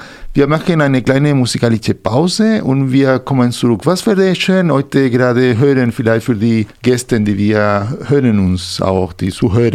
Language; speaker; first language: German; non-native, fluent; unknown